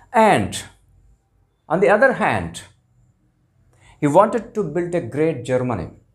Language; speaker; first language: English; non-native, local second language; Telugu